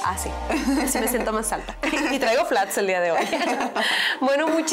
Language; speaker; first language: Spanish; native; Spanish